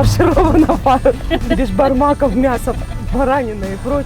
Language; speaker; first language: Russian; native; Russian